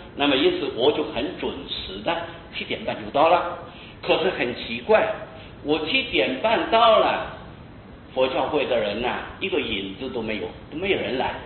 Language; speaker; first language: Chinese; non-native, local second language; Hakka Chinese